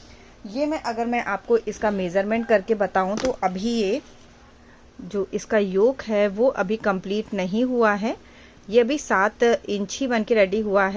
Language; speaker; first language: Hindi; native; Hindi